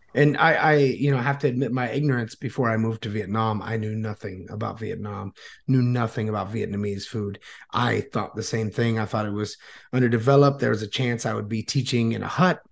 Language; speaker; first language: English; native; English